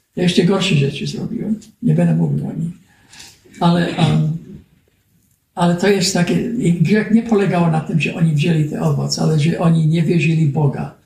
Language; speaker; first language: Polish; early bilingual, heritage; Polish